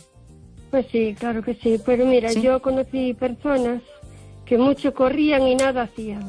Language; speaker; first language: Spanish; non-native, local second language; Galician